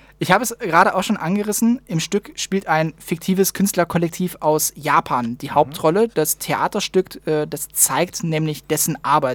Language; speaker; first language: German; native; German